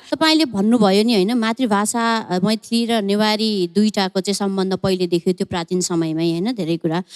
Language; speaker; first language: Nepali; non-native, local second language; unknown